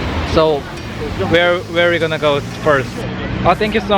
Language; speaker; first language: English; non-native, learner; Korean